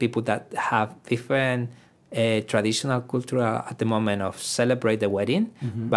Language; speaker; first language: English; non-native, fluent; Spanish